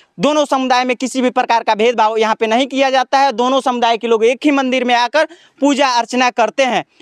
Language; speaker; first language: Hindi; native; Hindi